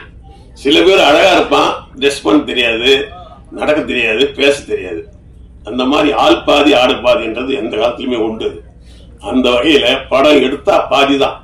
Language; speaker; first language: Tamil; native; Tamil